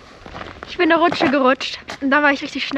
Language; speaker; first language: German; early bilingual, other home language; Russian